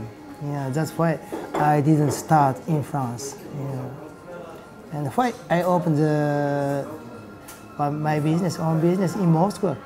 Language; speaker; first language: English; non-native, learner; Japanese